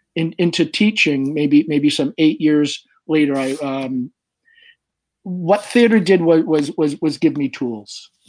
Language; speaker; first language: English; native; English